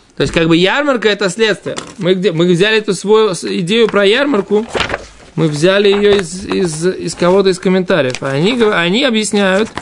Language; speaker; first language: Russian; non-native, fluent; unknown